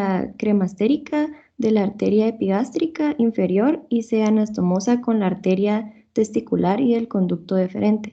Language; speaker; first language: Spanish; native; Spanish